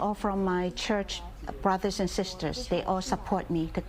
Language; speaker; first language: English; non-native, learner; Chinese